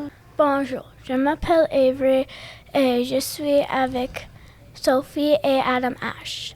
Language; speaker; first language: French; non-native, local second language; English